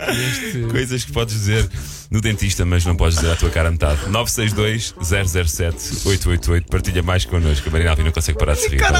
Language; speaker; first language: Portuguese; native; Portuguese